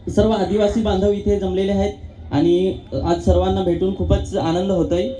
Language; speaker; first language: Marathi; native; Marathi